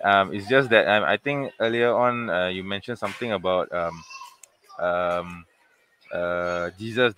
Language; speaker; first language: English; non-native, local second language; Malay